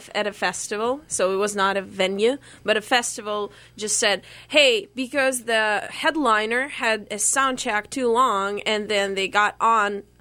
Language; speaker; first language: English; non-native, fluent; Russian